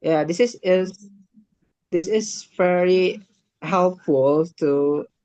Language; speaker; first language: English; non-native, learner; Indonesian